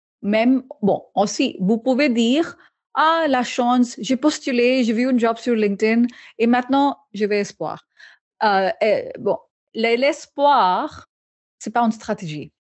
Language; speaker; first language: French; non-native, learner; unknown